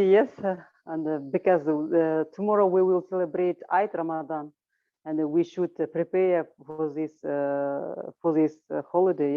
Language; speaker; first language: English; non-native, learner; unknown